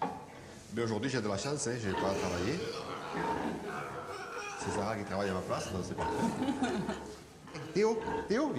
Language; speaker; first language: French; native; French